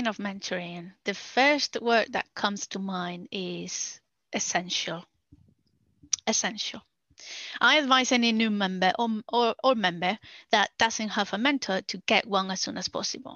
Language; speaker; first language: English; non-native, fluent; Spanish